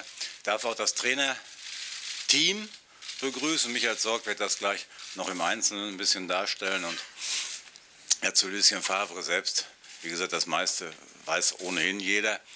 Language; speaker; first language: German; native; German